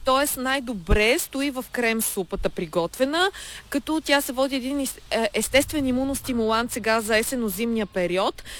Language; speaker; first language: Bulgarian; native; Bulgarian